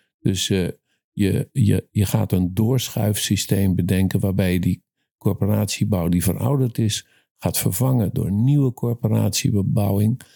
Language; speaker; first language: Dutch; native; Dutch